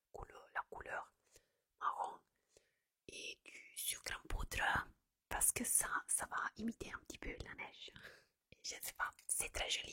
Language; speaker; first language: French; non-native, fluent; Italian